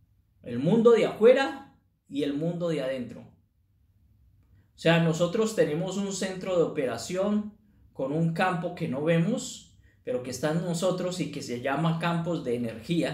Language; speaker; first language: Spanish; native; Spanish